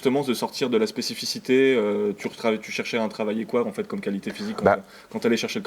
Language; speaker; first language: French; native; French